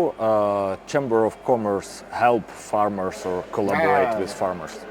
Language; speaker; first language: English; non-native, fluent; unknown